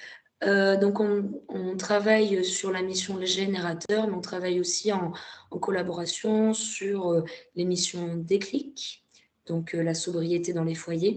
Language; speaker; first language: French; native; French